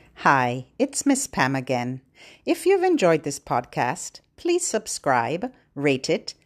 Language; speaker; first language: English; native; English